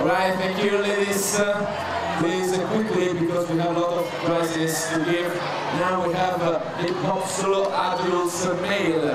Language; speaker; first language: English; non-native, fluent; Italian